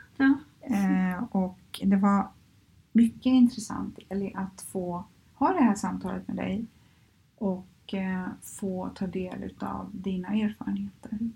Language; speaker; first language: Swedish; native; Swedish